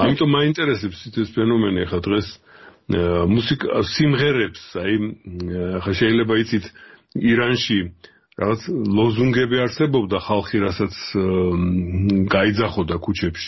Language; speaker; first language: Georgian; native; Georgian